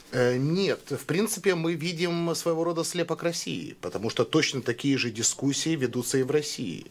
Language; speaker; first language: Russian; native; Russian